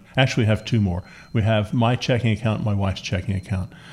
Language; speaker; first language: English; native; English